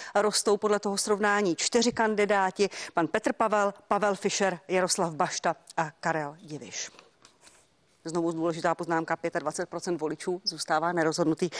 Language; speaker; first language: Czech; native; Czech